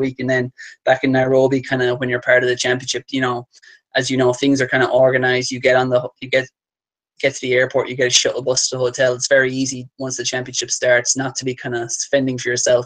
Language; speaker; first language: English; native; English